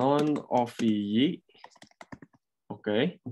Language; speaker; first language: Italian; non-native, fluent; Indonesian